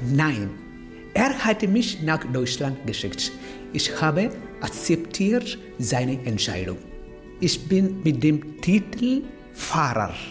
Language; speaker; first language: German; non-native, learner; Malayalam